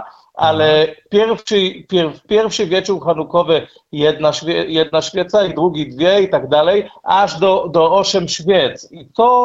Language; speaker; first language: Polish; non-native, learner; Hebrew